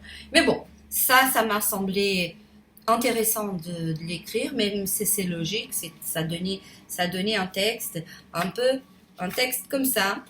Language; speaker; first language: French; non-native, fluent; Portuguese